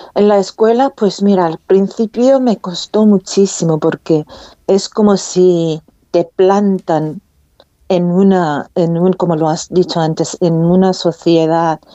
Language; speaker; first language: Spanish; non-native, fluent; Korean